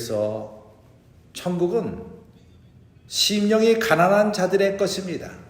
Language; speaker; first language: Korean; native; Korean